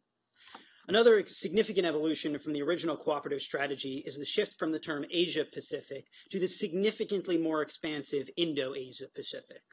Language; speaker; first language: English; native; English